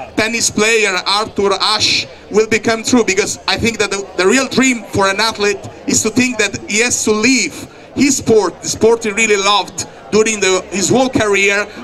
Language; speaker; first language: English; non-native, fluent; Italian